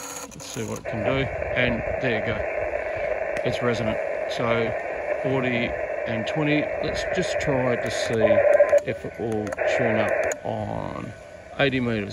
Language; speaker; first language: English; native; English